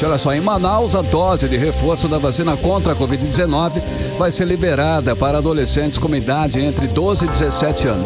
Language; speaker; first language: Portuguese; native; Portuguese